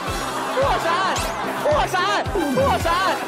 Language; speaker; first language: Chinese; native; Chinese